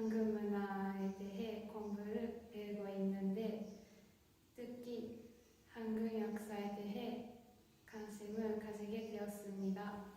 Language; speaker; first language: Korean; non-native, fluent; Japanese